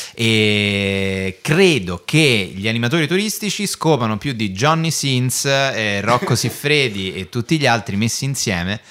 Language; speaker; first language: Italian; native; Italian